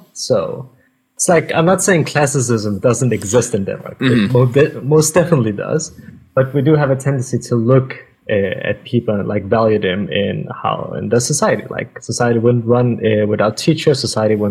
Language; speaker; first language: English; non-native, fluent; Danish